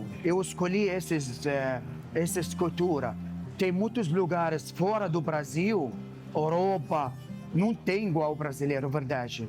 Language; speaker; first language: Portuguese; non-native, learner; Arabic